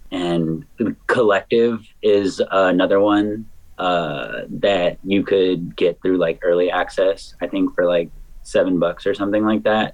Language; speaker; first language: English; native; English